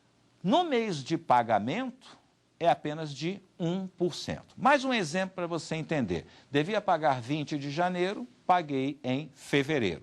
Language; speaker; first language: Portuguese; native; Portuguese